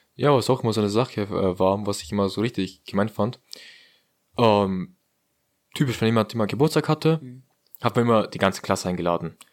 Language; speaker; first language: German; early bilingual, other home language; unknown